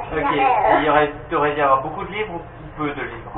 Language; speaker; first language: French; native; French